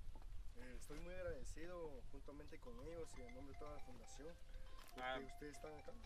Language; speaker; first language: Spanish; native; Spanish